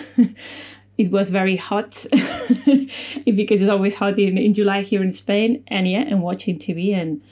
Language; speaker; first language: English; non-native, fluent; Spanish